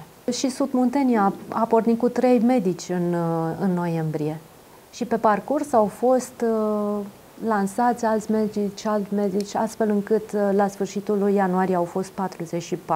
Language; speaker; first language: Romanian; native; Romanian